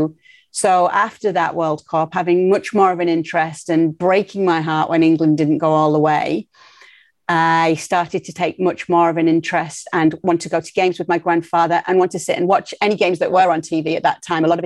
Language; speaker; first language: English; native; English